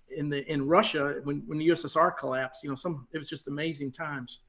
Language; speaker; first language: English; native; English